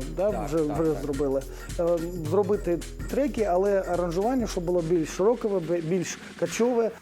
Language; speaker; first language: Ukrainian; native; Ukrainian